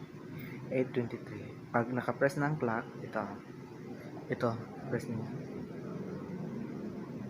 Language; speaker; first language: Filipino; non-native, local second language; Cebuano